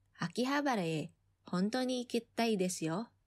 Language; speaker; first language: Japanese; non-native, fluent; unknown